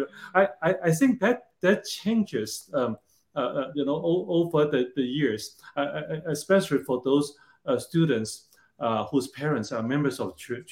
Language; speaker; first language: English; non-native, local second language; Cantonese